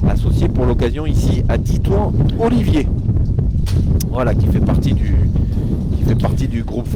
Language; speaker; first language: French; native; French